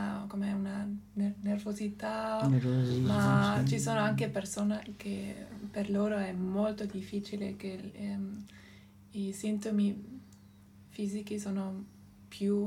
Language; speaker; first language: Italian; non-native, local second language; German